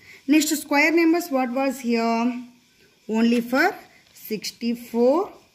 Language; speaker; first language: English; non-native, local second language; Kannada